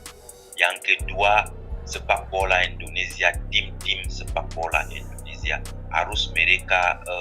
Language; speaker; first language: Indonesian; non-native, fluent; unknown